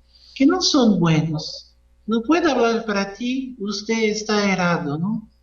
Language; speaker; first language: Spanish; non-native, learner; Portuguese